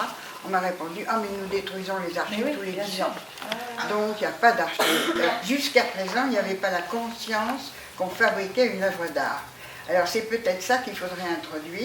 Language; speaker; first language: French; native; French